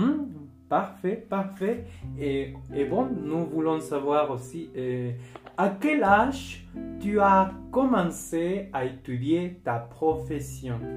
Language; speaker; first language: French; non-native, fluent; Spanish